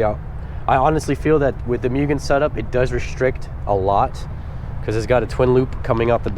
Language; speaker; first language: English; native; English